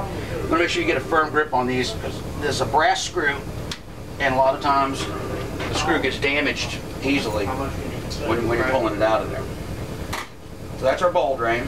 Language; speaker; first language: English; native; English